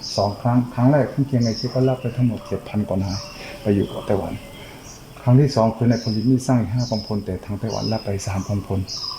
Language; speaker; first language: Thai; non-native, local second language; Chinese